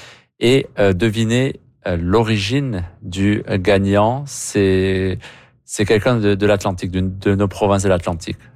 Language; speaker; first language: French; native; French